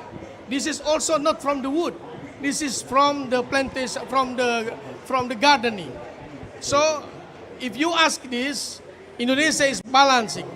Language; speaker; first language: English; non-native, fluent; Indonesian